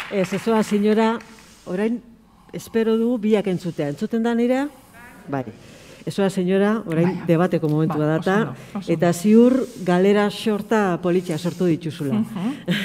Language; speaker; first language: Basque; native; Basque